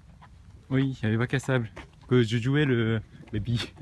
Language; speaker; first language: French; early bilingual, other home language; Japanese